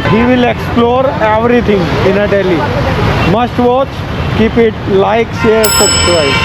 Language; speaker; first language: English; non-native, learner; Hindi